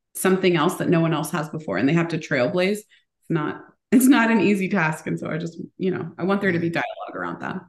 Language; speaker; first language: English; early bilingual, other home language; Spanish